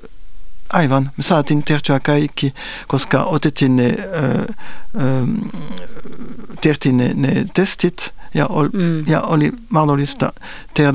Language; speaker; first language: Finnish; non-native, fluent; French